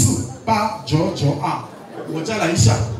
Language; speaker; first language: Chinese; non-native, learner; French